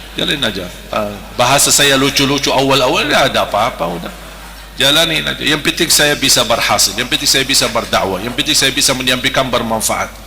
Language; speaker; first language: Malay; non-native, fluent; Arabic